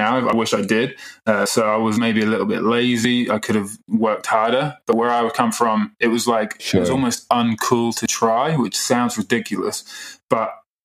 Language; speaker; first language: English; native; English